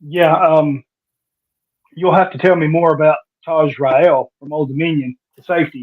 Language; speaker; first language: English; native; English